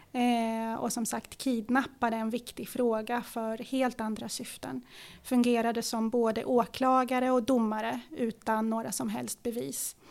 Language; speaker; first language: Swedish; early bilingual, other home language; Arabic